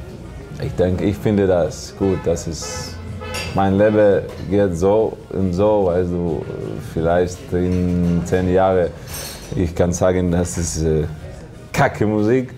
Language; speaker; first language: German; non-native, learner; Russian